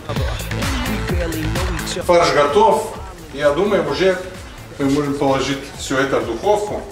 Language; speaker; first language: Russian; non-native, learner; Bulgarian